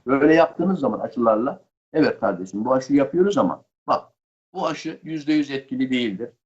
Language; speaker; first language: Turkish; native; Turkish